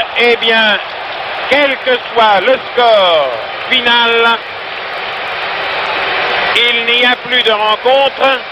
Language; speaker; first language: French; native; French